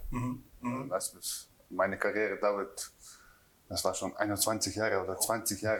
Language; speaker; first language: German; non-native, learner; Croatian